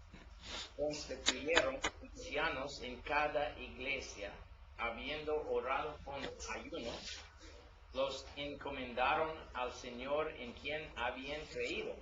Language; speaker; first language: Spanish; non-native, learner; English